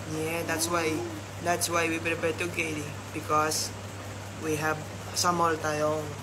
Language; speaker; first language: English; non-native, learner; Thai